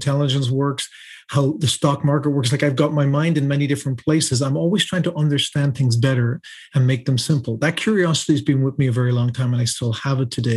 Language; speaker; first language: English; native; English